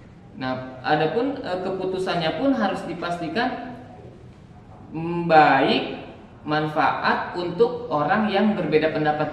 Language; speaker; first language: Indonesian; native; Indonesian